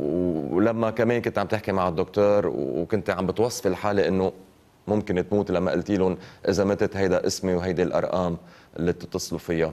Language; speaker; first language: Arabic; native; Arabic